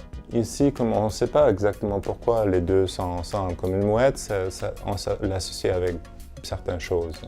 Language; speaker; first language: French; non-native, fluent; German